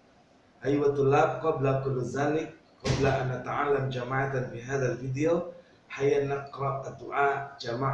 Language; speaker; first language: Arabic; non-native, fluent; Indonesian